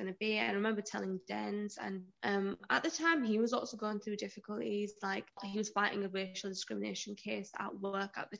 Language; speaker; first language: English; native; English